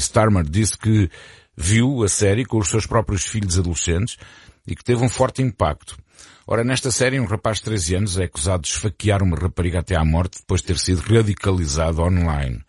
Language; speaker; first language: Portuguese; native; Portuguese